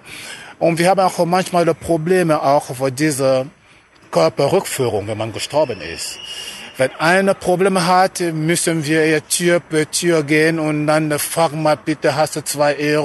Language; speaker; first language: German; non-native, fluent; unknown